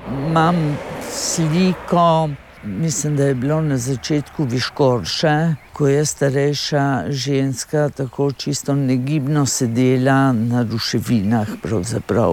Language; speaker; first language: Slovenian; native; Slovenian